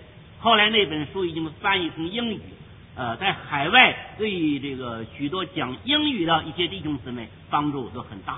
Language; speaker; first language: Chinese; native; Chinese